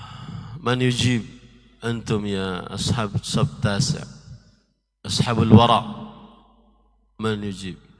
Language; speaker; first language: Arabic; non-native, fluent; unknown